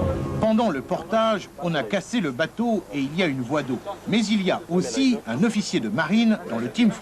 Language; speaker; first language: French; native; French